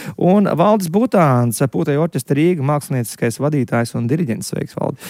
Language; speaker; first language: Latvian; native; Latvian